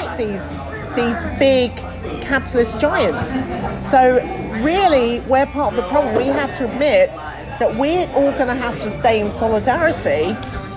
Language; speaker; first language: English; native; English